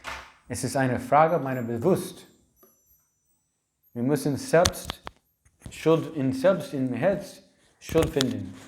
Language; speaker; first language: German; non-native, learner; English